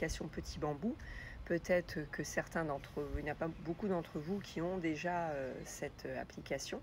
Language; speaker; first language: French; native; French